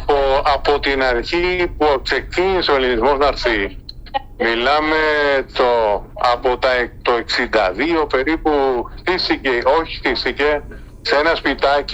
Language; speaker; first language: Greek; early bilingual, heritage; Spanish